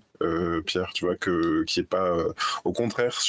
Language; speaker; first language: French; native; French